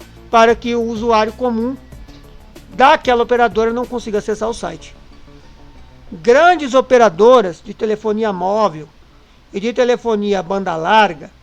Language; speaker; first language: Portuguese; native; Portuguese